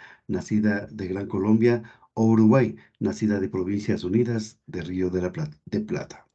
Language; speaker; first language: Spanish; native; Spanish